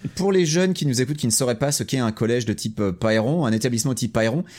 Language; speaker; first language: French; native; French